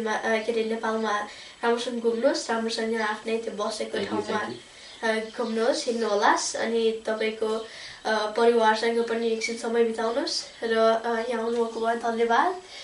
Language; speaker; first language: Nepali; early bilingual, heritage; Nepali